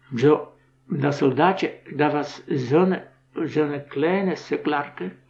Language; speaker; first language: Dutch; non-native, fluent; Polish